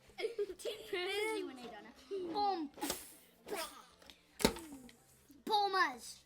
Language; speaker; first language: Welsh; non-native, local second language; English